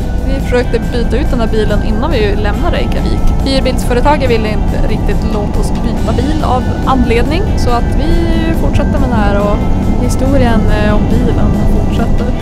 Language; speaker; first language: Swedish; native; Swedish